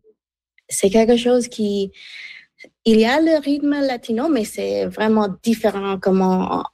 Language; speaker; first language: French; non-native, learner; English